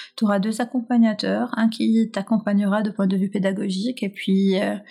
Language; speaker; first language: French; non-native, local second language; Arabic